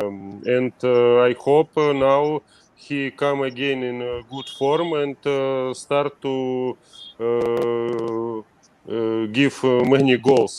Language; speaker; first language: English; non-native, learner; Russian